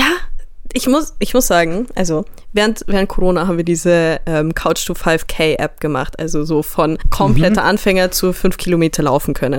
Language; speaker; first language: German; native; German